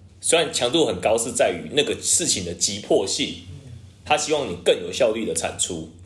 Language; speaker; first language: Chinese; native; Chinese